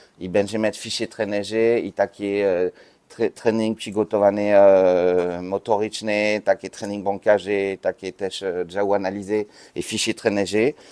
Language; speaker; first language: Polish; non-native, learner; French